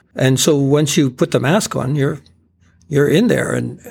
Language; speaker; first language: English; native; English